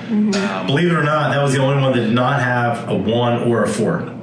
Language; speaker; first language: English; native; English